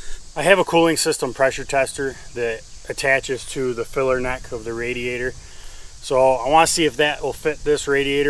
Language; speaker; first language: English; native; English